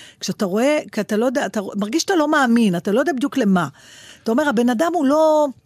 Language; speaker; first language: Hebrew; native; Hebrew